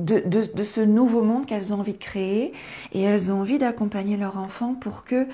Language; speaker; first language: French; native; French